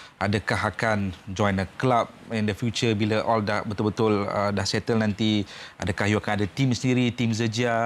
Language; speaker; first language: Malay; native; Malay